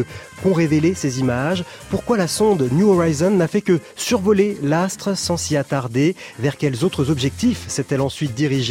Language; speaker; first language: French; native; French